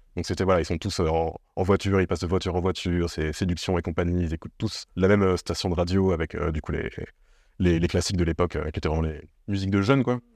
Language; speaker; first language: French; native; French